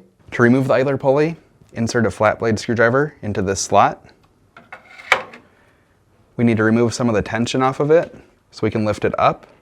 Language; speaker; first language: English; native; English